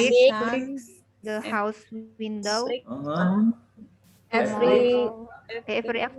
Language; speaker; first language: English; non-native, learner; Indonesian